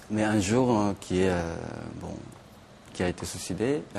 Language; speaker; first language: French; non-native, fluent; Korean